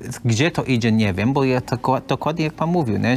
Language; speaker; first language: Polish; non-native, learner; English